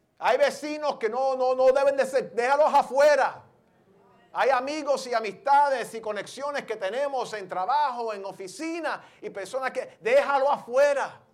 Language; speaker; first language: Spanish; early bilingual, heritage; Spanish